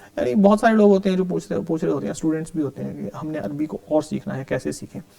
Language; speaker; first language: Urdu; early bilingual, heritage; Urdu